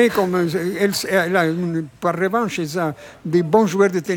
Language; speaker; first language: French; non-native, fluent; Italian